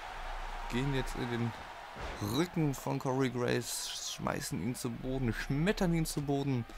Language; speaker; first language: German; native; German